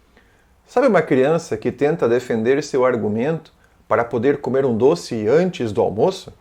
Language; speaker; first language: Portuguese; native; Portuguese